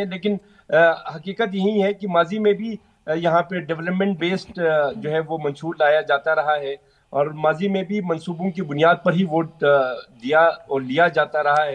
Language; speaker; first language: Hindi; non-native, local second language; Balti